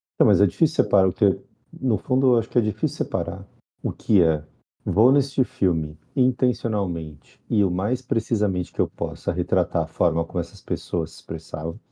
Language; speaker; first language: Portuguese; native; Portuguese